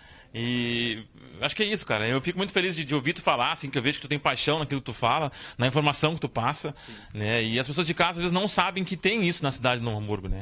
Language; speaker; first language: Portuguese; native; Portuguese